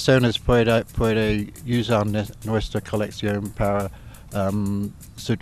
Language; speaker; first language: Spanish; non-native, learner; English